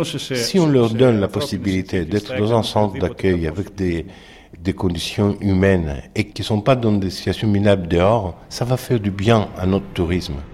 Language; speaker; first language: French; non-native, fluent; Greek